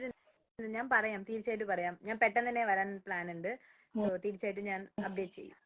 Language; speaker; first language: Malayalam; early bilingual, heritage; Malayalam